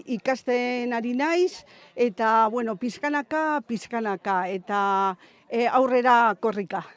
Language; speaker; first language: Basque; non-native, local second language; Spanish